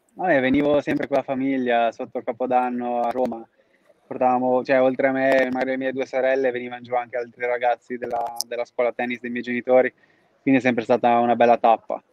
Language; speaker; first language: Italian; native; Italian